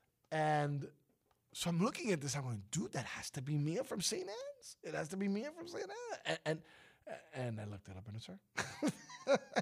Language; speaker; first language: English; native; English